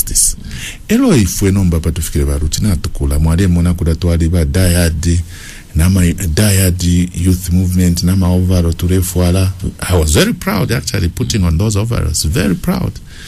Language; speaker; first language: English; non-native, local second language; Bemba